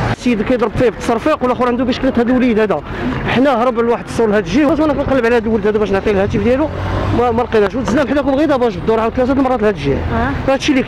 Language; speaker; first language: Arabic; native; Arabic